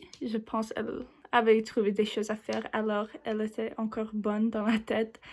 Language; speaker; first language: French; non-native, learner; English